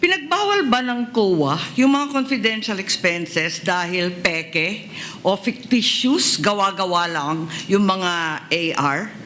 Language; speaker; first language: Filipino; native; Filipino